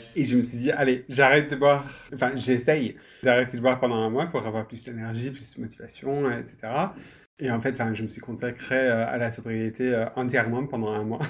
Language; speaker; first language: French; non-native, fluent; English